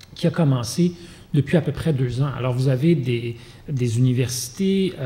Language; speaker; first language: French; native; French